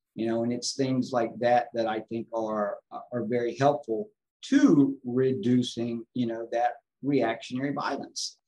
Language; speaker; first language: English; native; English